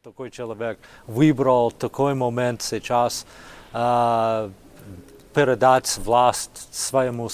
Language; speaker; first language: Russian; non-native, fluent; English